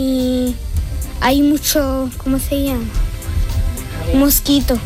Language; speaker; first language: Spanish; non-native, learner; Arabic